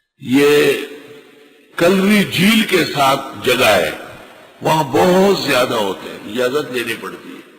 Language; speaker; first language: Urdu; non-native, local second language; Pashto